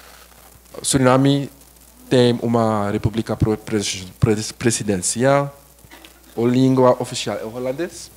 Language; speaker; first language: Portuguese; non-native, learner; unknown